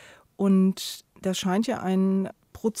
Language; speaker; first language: German; native; German